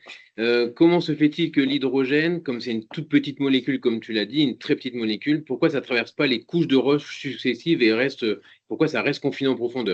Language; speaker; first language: French; native; French